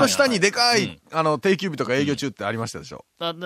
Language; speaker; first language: Japanese; native; Japanese